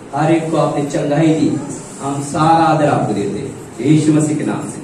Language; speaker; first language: Hindi; non-native, local second language; Marathi